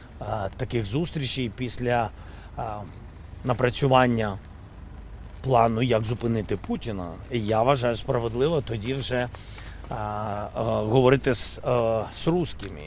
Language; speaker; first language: Ukrainian; non-native, local second language; Russian